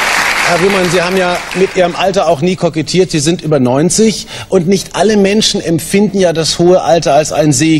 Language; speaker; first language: German; native; German